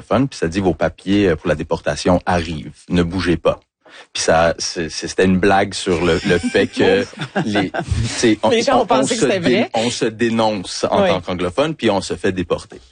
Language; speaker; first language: French; early bilingual, heritage; French